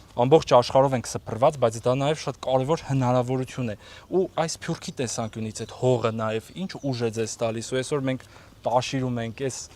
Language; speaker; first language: Armenian; native; Armenian